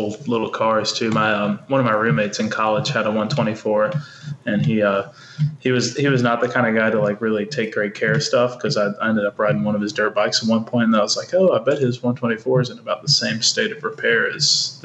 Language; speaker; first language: English; native; English